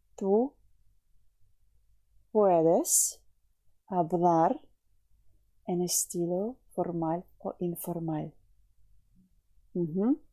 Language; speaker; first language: Spanish; non-native, fluent; Ukrainian